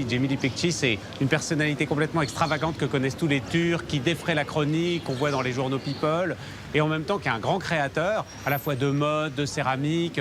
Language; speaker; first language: French; native; French